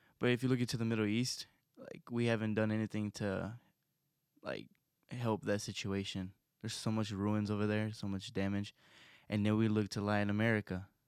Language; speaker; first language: English; native; English